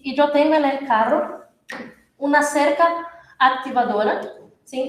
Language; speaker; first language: Spanish; non-native, fluent; Portuguese